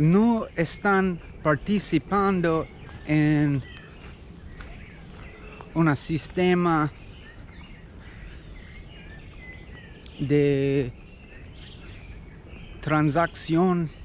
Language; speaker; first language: Spanish; non-native, learner; English